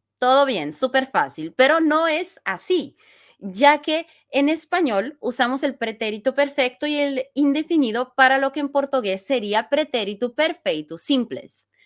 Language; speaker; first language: Spanish; non-native, fluent; Bulgarian